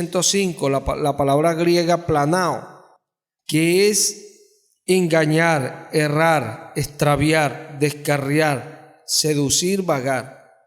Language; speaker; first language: Spanish; native; Spanish